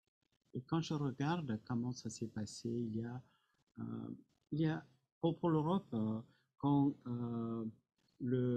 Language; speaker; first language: French; non-native, fluent; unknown